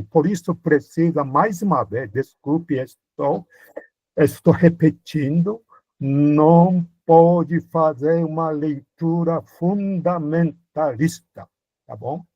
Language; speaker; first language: Portuguese; non-native, fluent; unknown